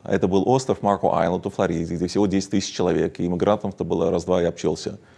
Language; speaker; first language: Russian; native; Russian